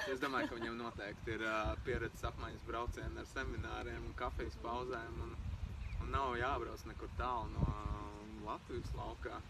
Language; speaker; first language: Latvian; native; Latvian